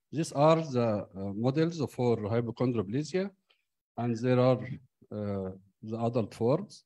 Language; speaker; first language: English; non-native, fluent; Arabic